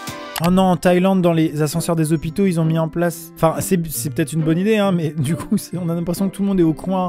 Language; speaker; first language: French; native; French